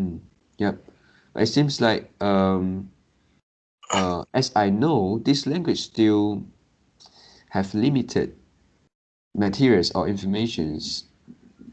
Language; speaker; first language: English; non-native, local second language; Chinese